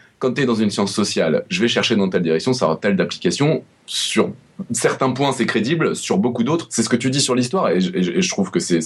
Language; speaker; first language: French; native; French